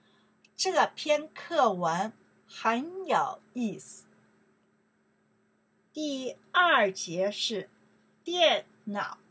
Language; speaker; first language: Chinese; non-native, learner; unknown